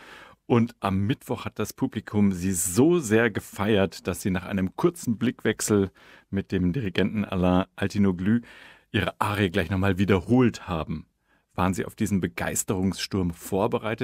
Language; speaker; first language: German; native; German